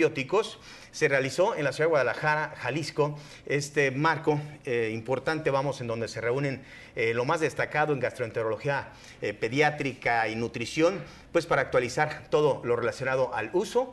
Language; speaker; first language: Spanish; native; Spanish